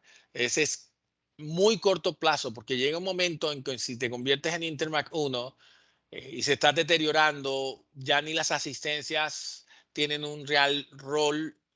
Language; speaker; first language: Spanish; native; Spanish